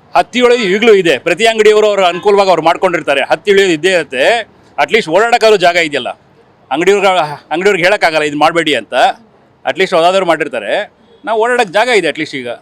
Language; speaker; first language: Kannada; native; Kannada